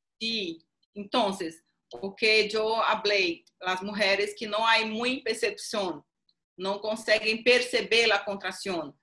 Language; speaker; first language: Spanish; non-native, learner; Portuguese